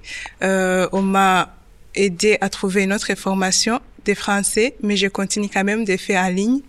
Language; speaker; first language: French; non-native, local second language; Kinyarwanda